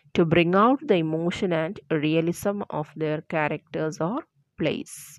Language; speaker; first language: English; non-native, local second language; Malayalam